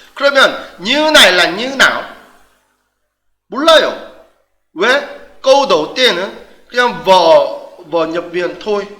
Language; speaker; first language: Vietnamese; non-native, fluent; Korean